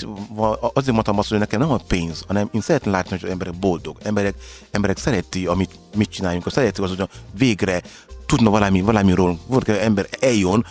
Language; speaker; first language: Hungarian; non-native, learner; Yoruba